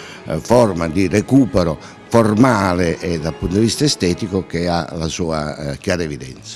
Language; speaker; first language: Italian; native; Italian